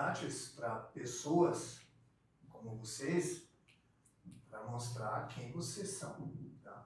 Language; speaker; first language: Portuguese; non-native, fluent; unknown